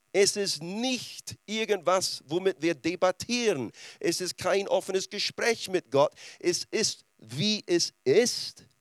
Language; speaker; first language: German; non-native, fluent; English